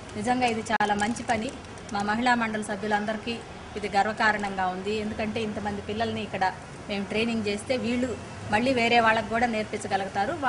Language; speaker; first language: Telugu; native; Telugu